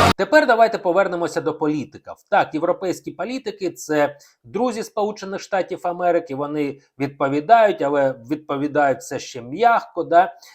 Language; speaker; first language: Ukrainian; non-native, local second language; Russian